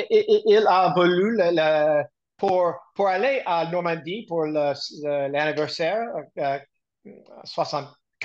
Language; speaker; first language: French; non-native, learner; English